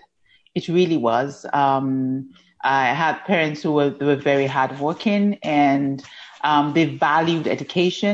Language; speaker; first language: English; non-native, local second language; Yoruba